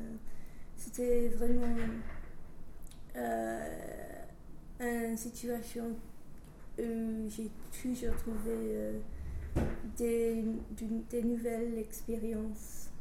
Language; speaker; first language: French; non-native, learner; English